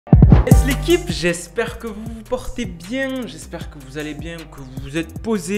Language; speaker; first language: French; native; French